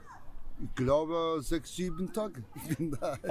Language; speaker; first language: German; non-native, learner; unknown